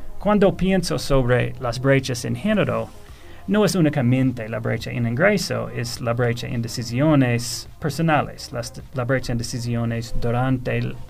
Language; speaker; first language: Spanish; non-native, fluent; English